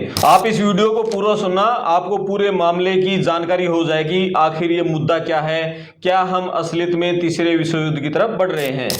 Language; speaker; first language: Hindi; native; Hindi